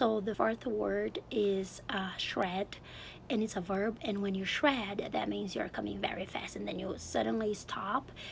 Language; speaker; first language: English; non-native, fluent; Portuguese